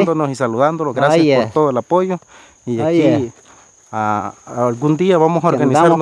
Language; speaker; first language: Spanish; native; Spanish